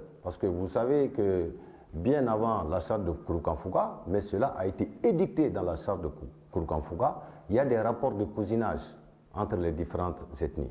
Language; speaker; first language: French; non-native, local second language; Bambara